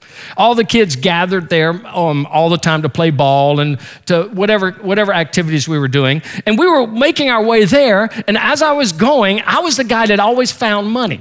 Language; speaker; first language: English; native; English